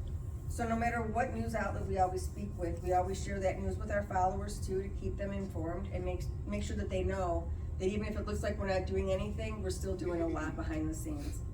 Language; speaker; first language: English; native; English